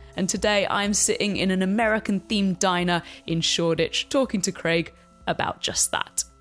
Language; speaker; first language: English; native; English